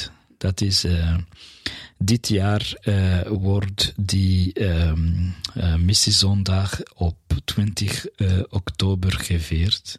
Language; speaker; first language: Dutch; non-native, fluent; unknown